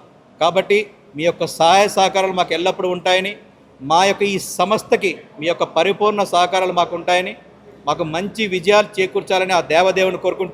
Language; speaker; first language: Telugu; native; Telugu